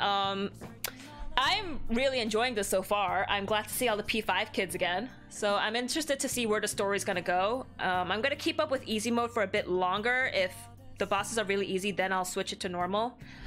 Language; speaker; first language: English; native; English